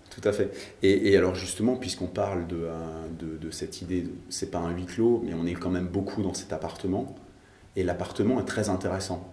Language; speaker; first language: French; native; French